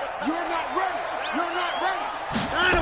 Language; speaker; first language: English; native; English